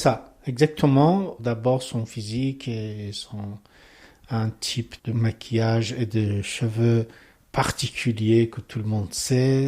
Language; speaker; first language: French; non-native, learner; Persian